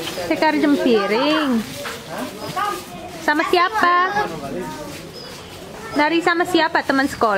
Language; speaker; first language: Indonesian; non-native, fluent; English